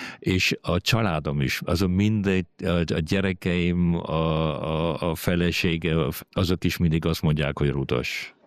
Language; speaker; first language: Hungarian; early bilingual, heritage; Hungarian